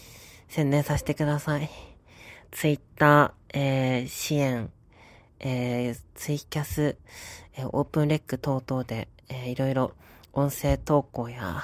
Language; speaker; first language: Japanese; native; Japanese